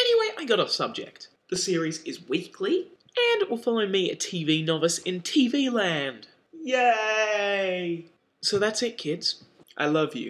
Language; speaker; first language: English; native; English